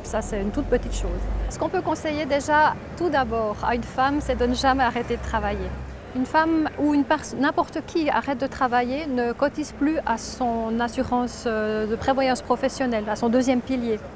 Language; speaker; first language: French; native; French